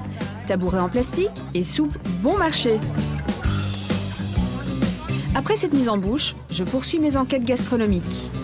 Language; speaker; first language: French; native; French